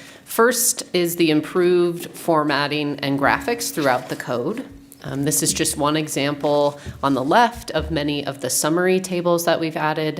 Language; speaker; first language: English; native; English